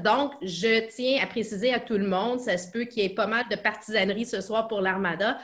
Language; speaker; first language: French; native; French